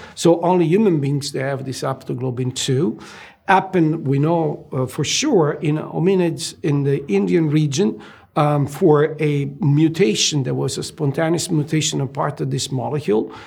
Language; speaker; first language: English; non-native, fluent; Italian